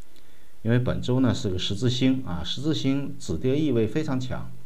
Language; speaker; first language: Chinese; native; Chinese